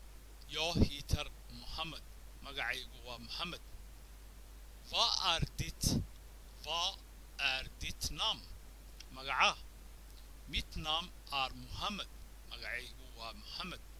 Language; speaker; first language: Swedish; non-native, fluent; Somali